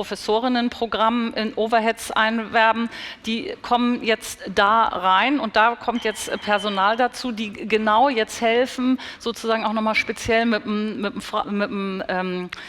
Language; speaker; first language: German; native; German